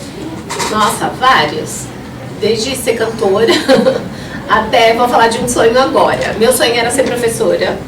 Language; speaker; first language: Portuguese; early bilingual, other home language; Spanish